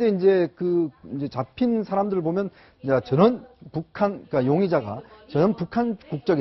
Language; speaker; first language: Korean; native; Korean